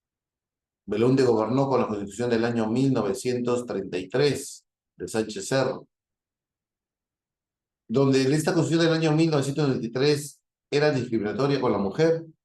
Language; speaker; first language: Spanish; native; Spanish